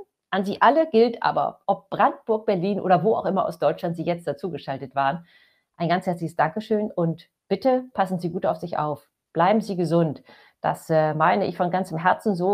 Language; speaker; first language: German; native; German